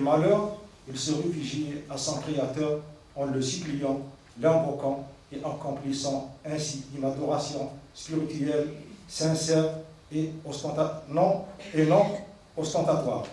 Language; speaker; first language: French; non-native, local second language; Arabic